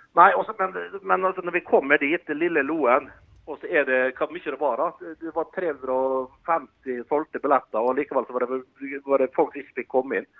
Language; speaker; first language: Norwegian; early bilingual, other home language; Dutch